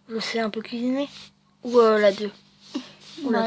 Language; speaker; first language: French; native; French